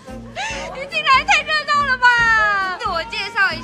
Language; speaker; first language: Chinese; native; Chinese